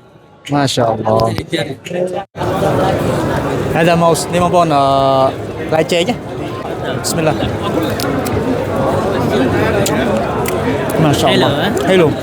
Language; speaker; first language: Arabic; non-native, learner; Khmer